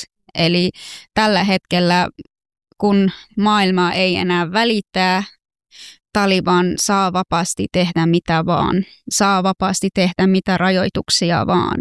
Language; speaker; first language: Finnish; non-native, fluent; Persian